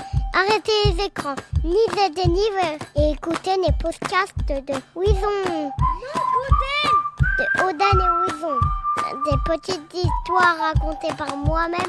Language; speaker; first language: French; native; French